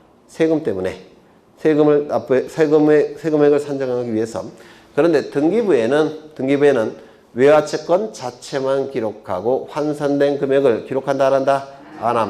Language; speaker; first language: Korean; native; Korean